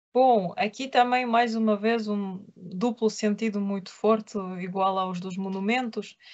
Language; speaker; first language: Portuguese; non-native, fluent; Ukrainian